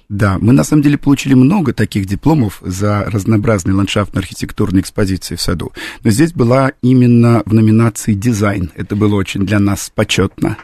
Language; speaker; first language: Russian; native; Russian